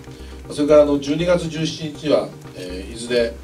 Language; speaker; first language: Japanese; native; Japanese